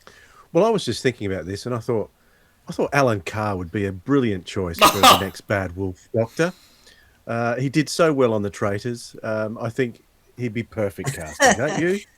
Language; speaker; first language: English; native; English